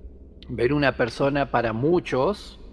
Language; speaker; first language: Spanish; native; Spanish